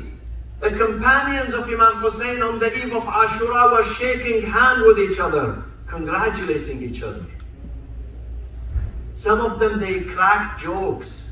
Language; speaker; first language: English; non-native, fluent; Arabic